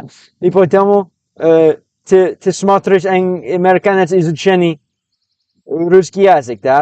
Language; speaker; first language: Russian; non-native, learner; English